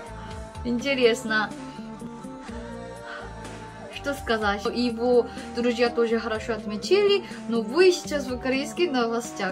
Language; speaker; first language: Russian; non-native, fluent; Korean